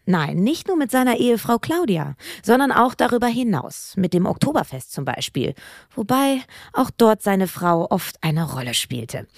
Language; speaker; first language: German; native; German